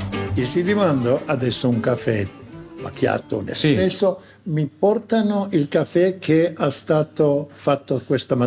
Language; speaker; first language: Italian; non-native, learner; Croatian